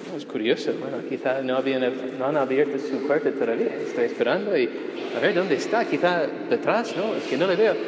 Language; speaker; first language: Spanish; non-native, fluent; English